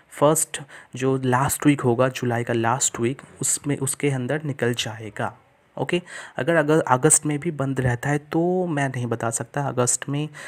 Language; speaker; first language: Hindi; non-native, local second language; Bangla